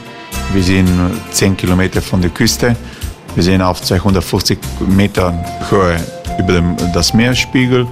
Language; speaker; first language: German; non-native, fluent; Croatian